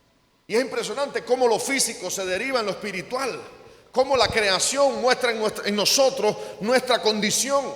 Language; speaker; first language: Spanish; native; Spanish